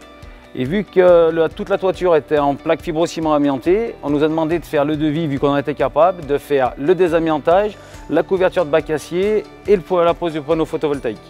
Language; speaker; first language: French; native; French